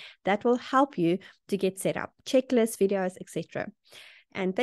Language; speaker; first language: English; native; English